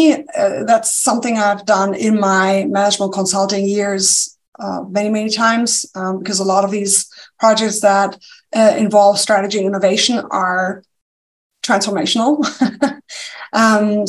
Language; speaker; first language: English; non-native, fluent; German